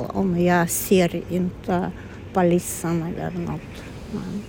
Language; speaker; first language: Swedish; non-native, learner; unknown